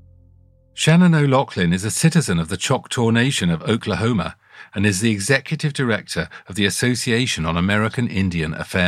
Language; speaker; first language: English; native; English